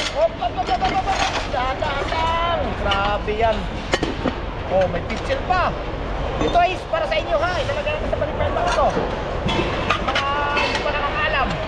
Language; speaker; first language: Filipino; native; Filipino